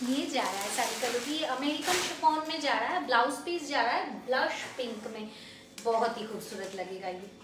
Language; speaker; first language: Hindi; non-native, local second language; Bangla